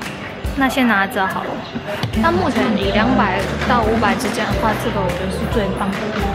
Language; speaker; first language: Chinese; native; Chinese